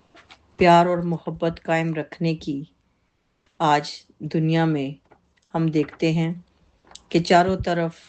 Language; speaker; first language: Urdu; native; Urdu